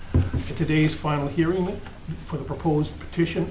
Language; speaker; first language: English; native; English